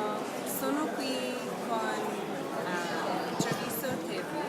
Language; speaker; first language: Italian; non-native, learner; English